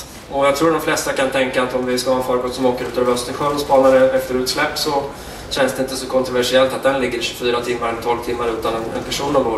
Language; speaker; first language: Swedish; native; Swedish